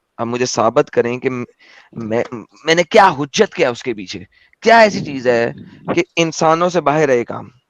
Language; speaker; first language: Hindi; native; Hindi